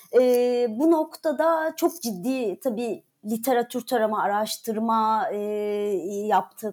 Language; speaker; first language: Turkish; native; Turkish